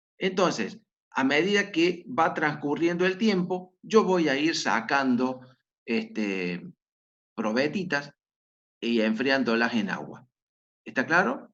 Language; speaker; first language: Spanish; native; Spanish